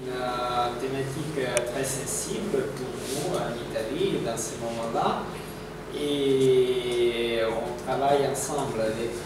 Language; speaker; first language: French; non-native, fluent; Italian